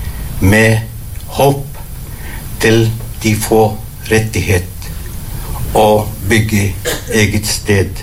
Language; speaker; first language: Swedish; non-native, learner; Arabic